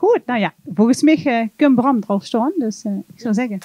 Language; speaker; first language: Dutch; native; Dutch